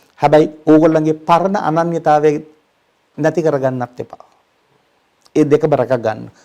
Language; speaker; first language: Sinhala; non-native, local second language; Tamil